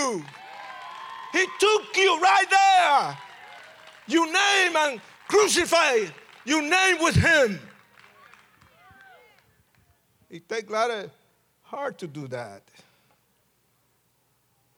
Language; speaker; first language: English; non-native, fluent; Spanish